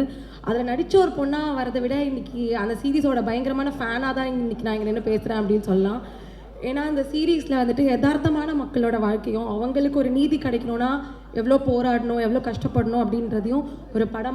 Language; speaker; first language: Tamil; native; Tamil